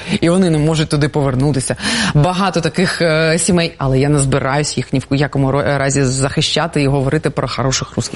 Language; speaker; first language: Ukrainian; non-native, local second language; Russian